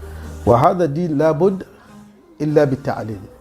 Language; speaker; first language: Arabic; non-native, fluent; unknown